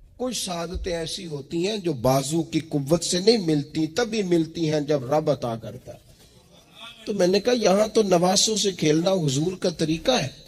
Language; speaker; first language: Urdu; non-native, local second language; Punjabi